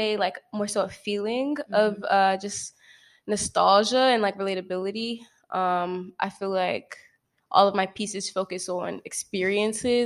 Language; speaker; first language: English; native; English